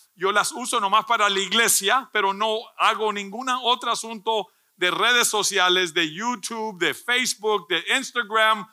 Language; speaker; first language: Spanish; early bilingual, heritage; Spanish